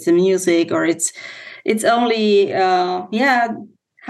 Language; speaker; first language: English; non-native, fluent; German